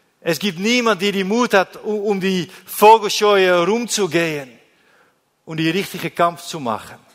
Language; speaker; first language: German; non-native, learner; Dutch